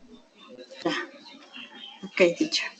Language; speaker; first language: English; non-native, learner; Spanish